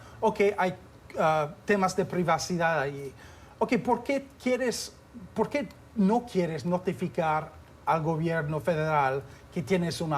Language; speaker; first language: Spanish; non-native, fluent; English